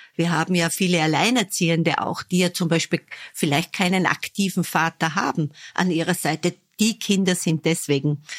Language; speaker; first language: German; native; German